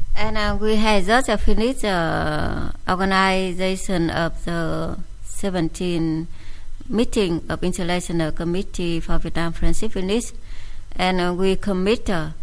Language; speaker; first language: English; non-native, fluent; Vietnamese